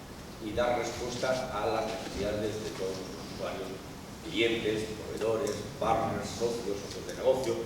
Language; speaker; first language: Spanish; native; Spanish